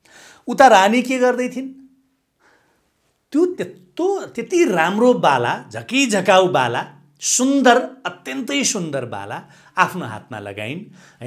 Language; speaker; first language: Nepali; native; Nepali